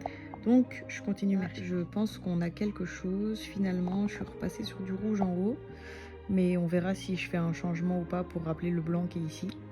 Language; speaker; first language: French; native; French